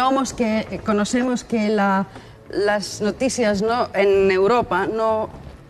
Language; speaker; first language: Spanish; non-native, learner; Greek